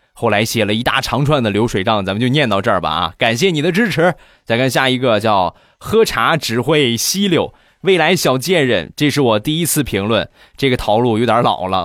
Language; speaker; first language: Chinese; native; Chinese